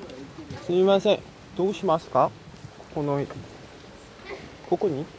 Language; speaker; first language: Japanese; non-native, learner; Korean